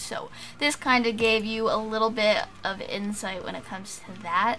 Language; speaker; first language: English; native; English